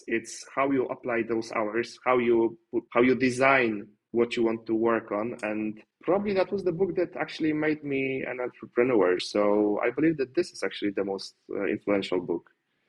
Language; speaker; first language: English; non-native, fluent; Polish